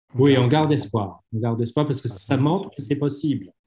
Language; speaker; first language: French; non-native, fluent; English